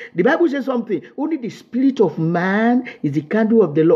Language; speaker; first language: English; non-native, local second language; Yoruba